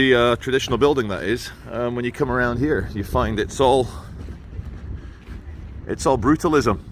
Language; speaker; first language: English; native; English